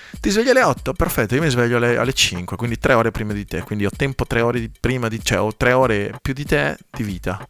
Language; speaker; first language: Italian; non-native, fluent; Spanish